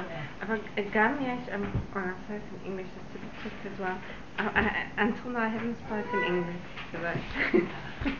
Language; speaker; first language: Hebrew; non-native, learner; English